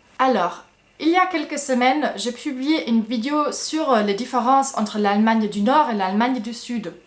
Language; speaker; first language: French; non-native, fluent; German